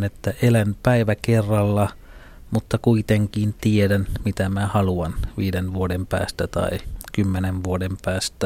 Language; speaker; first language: Finnish; non-native, fluent; Tamil